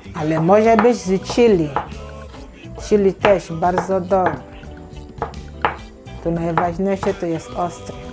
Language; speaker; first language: Polish; non-native, learner; Igbo